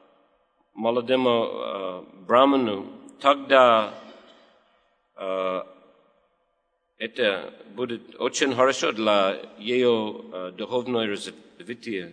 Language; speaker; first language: Russian; non-native, fluent; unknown